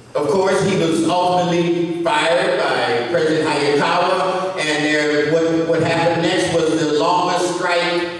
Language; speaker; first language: English; native; English